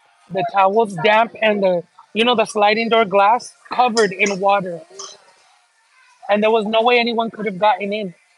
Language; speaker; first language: English; early bilingual, other home language; Spanish